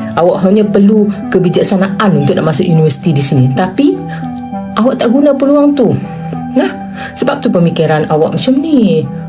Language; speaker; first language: Malay; non-native, fluent; Thai